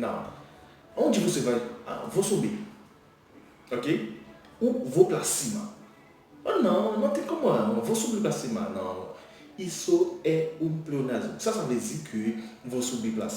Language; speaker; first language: Portuguese; non-native, learner; Haitian Creole